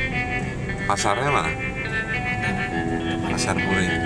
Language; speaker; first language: Indonesian; native; Indonesian